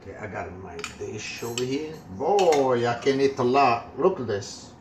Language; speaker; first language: English; non-native, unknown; Italian